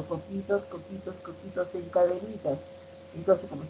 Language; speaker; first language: Spanish; native; Spanish